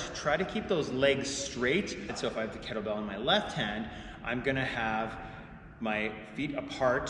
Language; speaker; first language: English; native; English